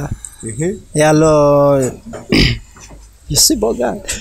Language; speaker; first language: French; non-native, learner; Rundi